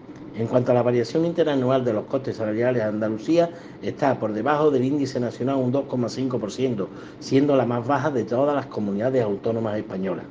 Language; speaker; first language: Spanish; native; Spanish